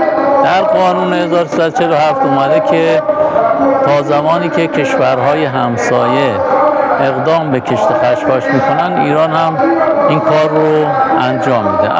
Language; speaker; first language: Persian; native; Persian